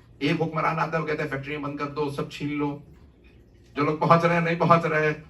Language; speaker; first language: Urdu; native; Urdu